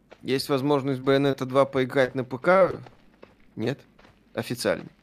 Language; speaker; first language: Russian; native; Russian